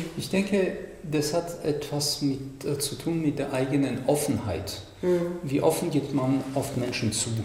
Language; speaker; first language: German; non-native, fluent; French